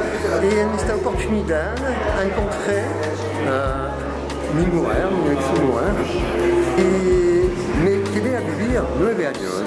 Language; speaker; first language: Spanish; non-native, fluent; French